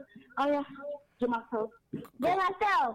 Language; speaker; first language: French; non-native, learner; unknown